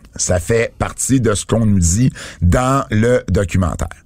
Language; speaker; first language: French; native; French